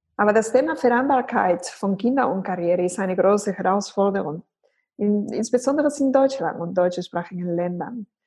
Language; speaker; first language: German; non-native, fluent; Spanish